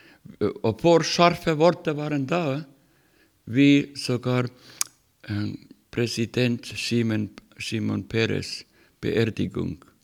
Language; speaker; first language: German; non-native, learner; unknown